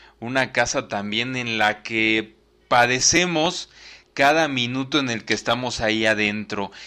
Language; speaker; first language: Spanish; native; Spanish